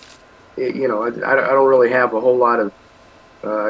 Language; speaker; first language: English; native; English